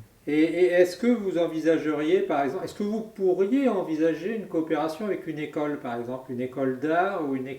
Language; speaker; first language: French; native; French